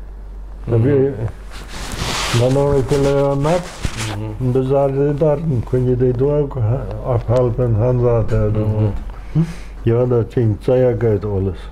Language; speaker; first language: German; non-native, local second language; Plautdietsch